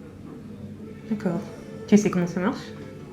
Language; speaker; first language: French; non-native, fluent; English